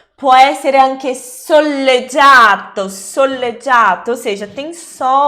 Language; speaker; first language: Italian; non-native, fluent; Portuguese